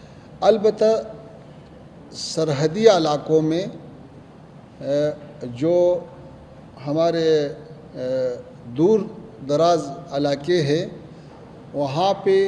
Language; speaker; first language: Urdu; non-native, fluent; Pashto